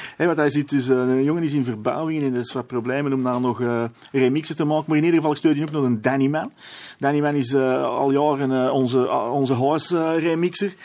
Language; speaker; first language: Dutch; native; Dutch